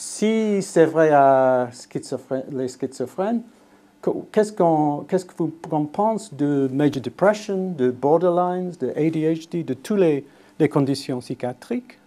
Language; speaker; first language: French; non-native, fluent; English